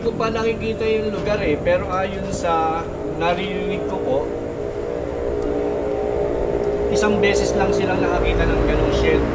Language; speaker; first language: Filipino; native; Filipino